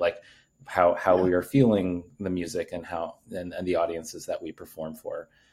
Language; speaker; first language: English; native; English